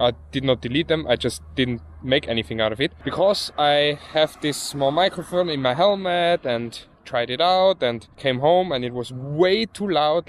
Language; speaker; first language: English; non-native, fluent; German